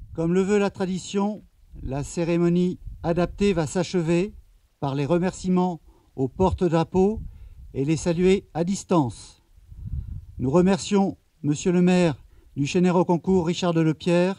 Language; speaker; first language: French; native; French